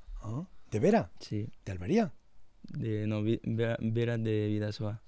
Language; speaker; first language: Spanish; non-native, fluent; French